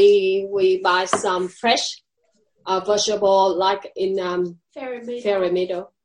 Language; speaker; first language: English; non-native, learner; Vietnamese